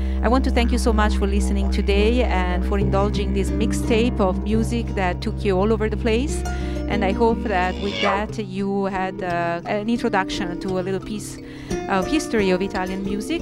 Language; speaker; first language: English; non-native, fluent; Italian